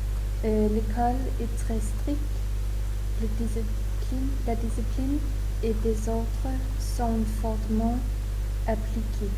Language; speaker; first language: French; non-native, learner; German